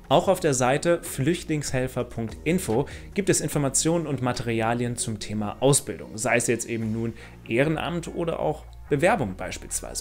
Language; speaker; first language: German; native; German